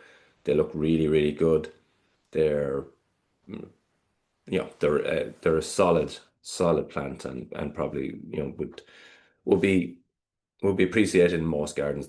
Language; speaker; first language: English; native; English